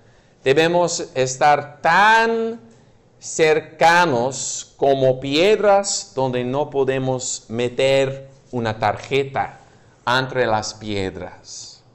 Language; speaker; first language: Spanish; non-native, fluent; English